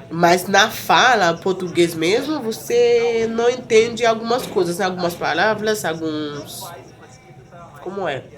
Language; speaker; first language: Portuguese; non-native, fluent; Haitian Creole